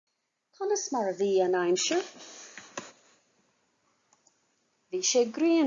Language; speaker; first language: Irish; non-native, local second language; English